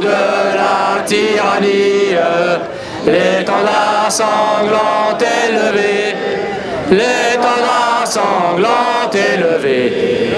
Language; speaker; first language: French; early bilingual, other home language; Arabic